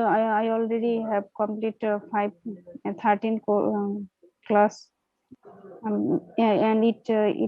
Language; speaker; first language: English; non-native, learner; Bangla